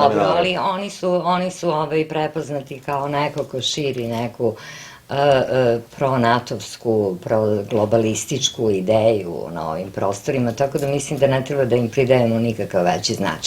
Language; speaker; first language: Bosnian; native; Bosnian